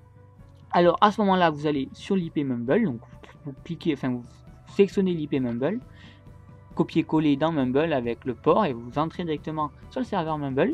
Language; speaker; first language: French; native; French